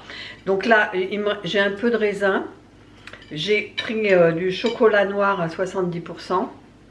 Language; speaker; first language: French; native; French